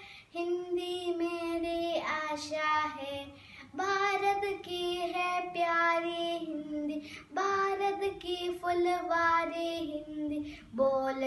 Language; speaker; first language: Hindi; non-native, local second language; Malayalam